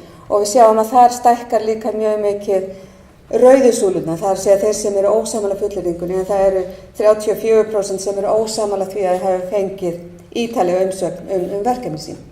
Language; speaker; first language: Icelandic; native; Icelandic